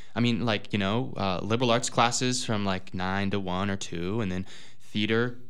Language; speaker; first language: English; native; English